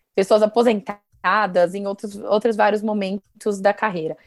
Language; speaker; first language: Portuguese; native; Portuguese